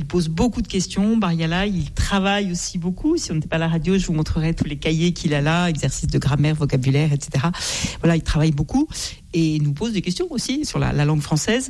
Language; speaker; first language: French; native; French